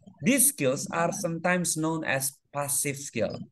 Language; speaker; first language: English; non-native, fluent; Indonesian